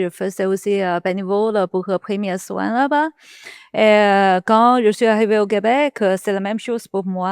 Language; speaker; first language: French; non-native, learner; Chinese